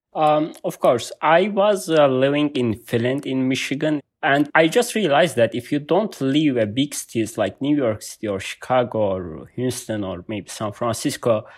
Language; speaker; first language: English; non-native, learner; Turkish